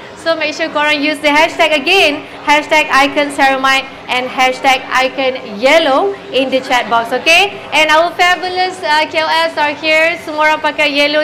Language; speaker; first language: English; non-native, local second language; Malay